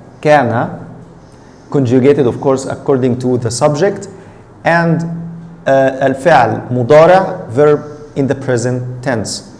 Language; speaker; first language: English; non-native, fluent; Arabic